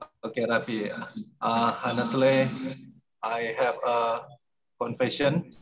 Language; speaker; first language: English; non-native, learner; Indonesian